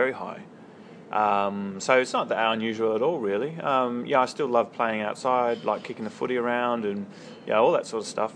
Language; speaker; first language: English; native; English